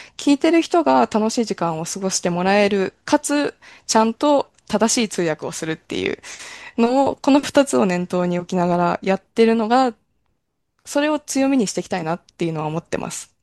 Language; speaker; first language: Japanese; native; Japanese